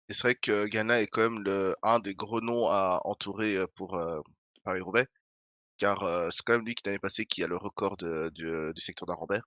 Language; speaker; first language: French; native; French